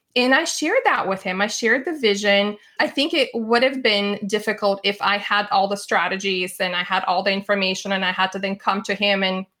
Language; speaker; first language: English; non-native, fluent; Bulgarian